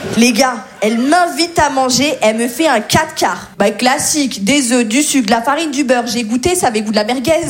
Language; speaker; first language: French; native; French